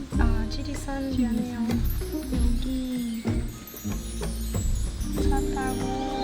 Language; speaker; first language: Korean; non-native, learner; French